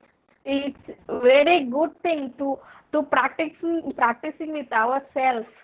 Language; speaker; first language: English; non-native, learner; Telugu